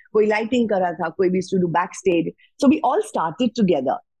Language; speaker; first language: Hindi; non-native, local second language; Marathi